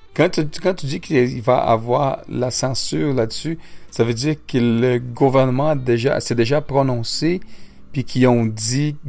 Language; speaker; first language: French; non-native, fluent; Portuguese